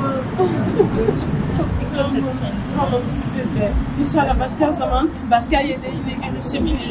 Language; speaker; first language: Turkish; non-native, learner; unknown